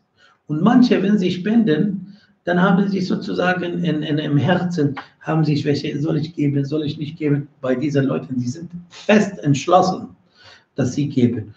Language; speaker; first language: German; non-native, fluent; Arabic